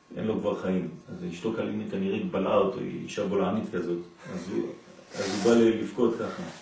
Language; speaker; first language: Hebrew; non-native, fluent; French